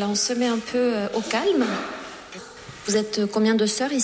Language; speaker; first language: French; native; French